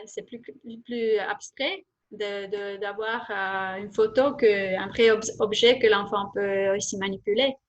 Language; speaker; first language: French; non-native, fluent; Estonian